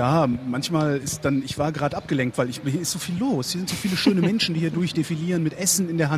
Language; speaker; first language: German; native; German